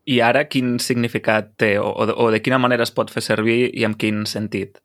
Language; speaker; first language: Catalan; native; Catalan